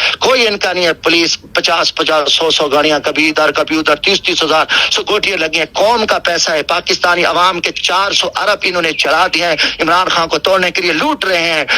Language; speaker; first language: Urdu; non-native, local second language; Saraiki